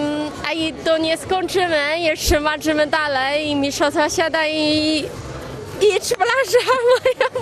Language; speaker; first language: Polish; non-native, learner; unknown